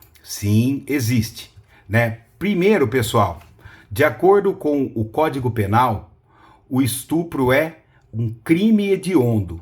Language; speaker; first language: Portuguese; native; Portuguese